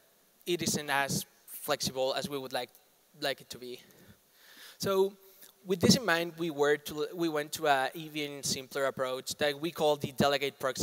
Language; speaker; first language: English; non-native, fluent; Spanish